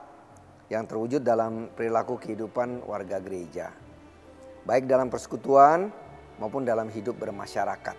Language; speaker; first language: Indonesian; native; Indonesian